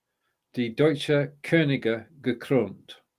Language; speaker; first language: German; non-native, learner; English